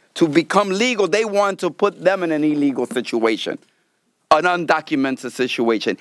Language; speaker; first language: English; early bilingual, other home language; Spanish